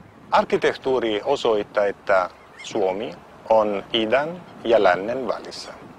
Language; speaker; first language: Finnish; non-native, fluent; Italian